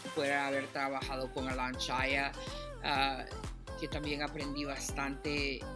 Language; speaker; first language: Spanish; early bilingual, heritage; Spanish